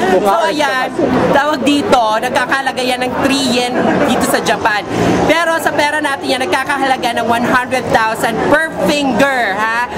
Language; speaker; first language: Filipino; native; Filipino